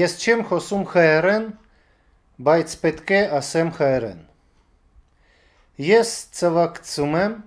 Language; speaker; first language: Armenian; non-native, learner; Russian